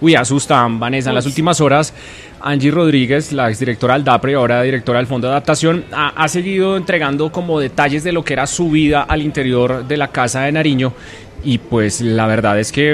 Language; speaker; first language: Spanish; native; Spanish